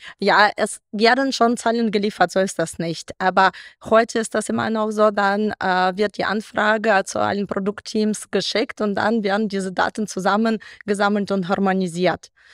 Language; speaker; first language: German; non-native, fluent; Russian